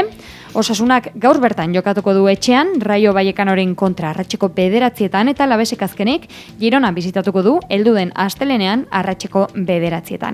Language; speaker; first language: Basque; native; Basque